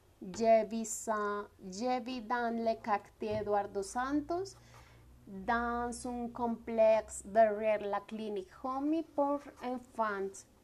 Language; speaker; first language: French; non-native, learner; Spanish